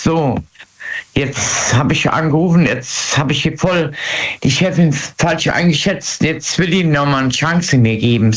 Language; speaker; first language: German; native; German